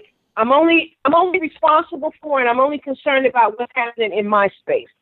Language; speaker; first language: English; native; English